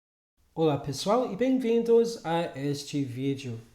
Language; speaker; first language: Portuguese; non-native, fluent; English